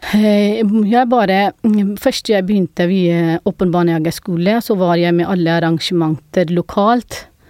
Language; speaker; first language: Norwegian; non-native, fluent; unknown